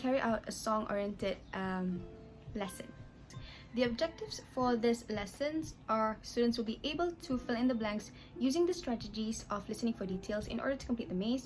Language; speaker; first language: English; non-native, local second language; Malay